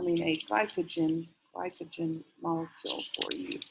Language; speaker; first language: English; native; English